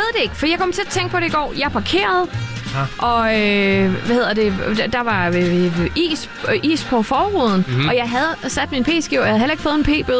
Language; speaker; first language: Danish; native; Danish